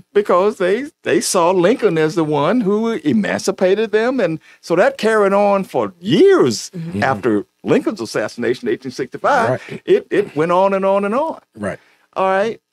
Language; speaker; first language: English; native; English